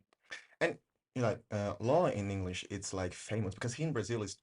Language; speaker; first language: English; non-native, learner; Portuguese